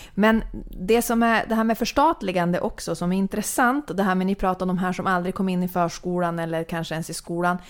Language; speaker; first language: Swedish; native; Swedish